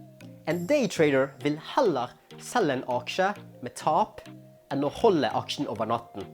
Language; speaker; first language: Norwegian; native; Norwegian